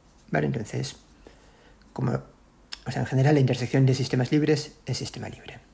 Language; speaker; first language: Spanish; native; Spanish